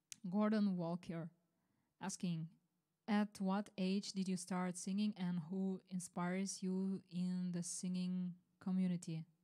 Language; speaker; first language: English; non-native, fluent; Ukrainian